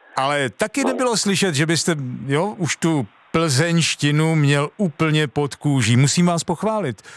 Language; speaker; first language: Czech; native; Czech